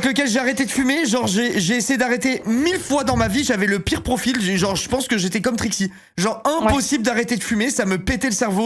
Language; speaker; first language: French; native; French